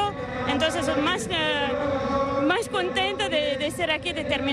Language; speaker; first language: Spanish; non-native, learner; Italian